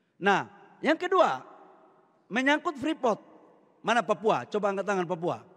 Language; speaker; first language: Indonesian; native; Indonesian